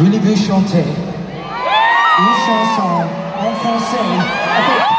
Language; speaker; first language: French; non-native, learner; English